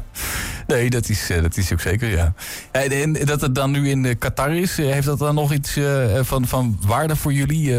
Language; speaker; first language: Dutch; native; Dutch